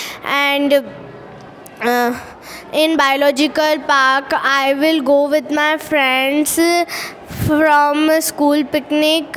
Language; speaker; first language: English; non-native, learner; Hindi